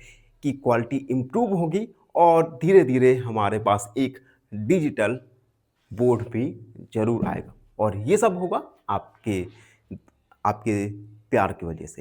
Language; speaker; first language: Hindi; native; Hindi